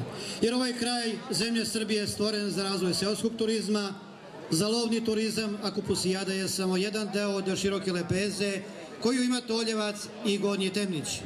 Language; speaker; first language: Bosnian; native; Bosnian